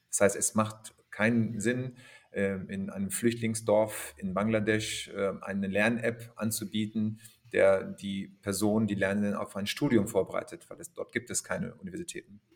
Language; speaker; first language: German; native; German